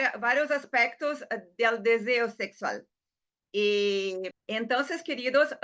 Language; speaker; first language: Spanish; non-native, learner; Portuguese